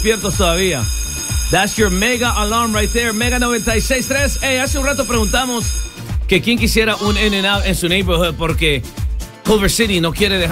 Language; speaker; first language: Spanish; early bilingual, heritage; Spanish